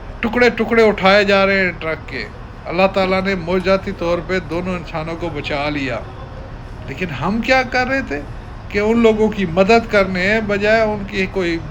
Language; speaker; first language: Urdu; non-native, local second language; Sindhi